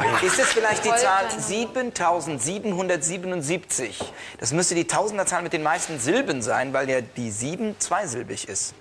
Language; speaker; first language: German; native; German